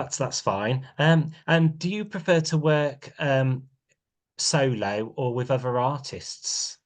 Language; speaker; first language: English; native; English